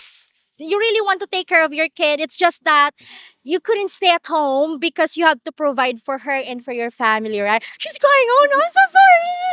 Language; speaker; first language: English; non-native, local second language; Bikol